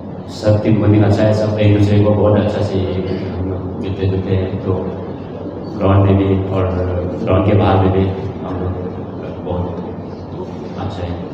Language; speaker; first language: Hindi; non-native, local second language; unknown